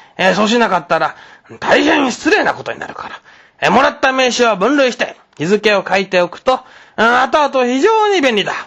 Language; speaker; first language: Japanese; non-native, fluent; Chinese